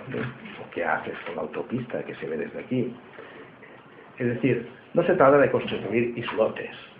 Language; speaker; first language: Spanish; native; Spanish